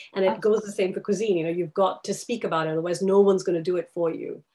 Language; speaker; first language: English; non-native, local second language; Urdu